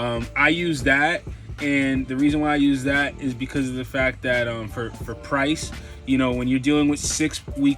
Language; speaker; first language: English; native; English